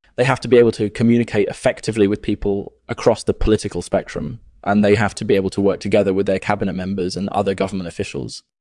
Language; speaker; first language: English; native; English